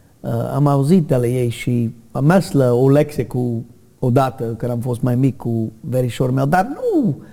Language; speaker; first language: Romanian; non-native, learner; English